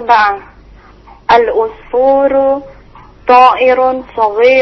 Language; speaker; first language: Arabic; non-native, learner; Indonesian